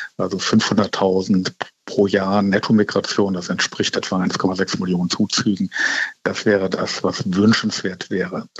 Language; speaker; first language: German; native; German